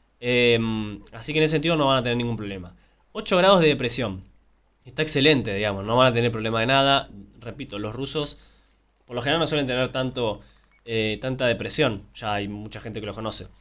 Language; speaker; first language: Spanish; native; Spanish